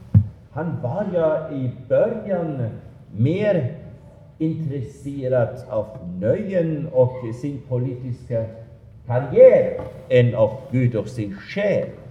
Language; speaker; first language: Swedish; non-native, fluent; German